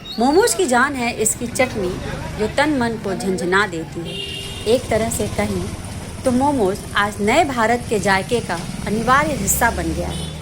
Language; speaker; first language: Hindi; native; Hindi